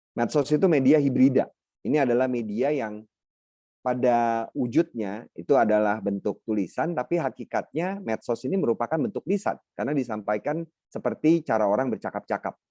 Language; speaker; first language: Indonesian; non-native, local second language; Minangkabau